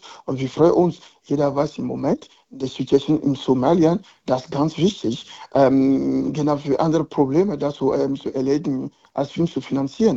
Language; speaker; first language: German; non-native, learner; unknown